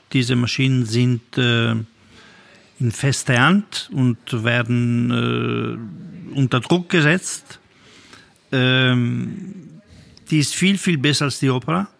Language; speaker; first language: German; non-native, fluent; Italian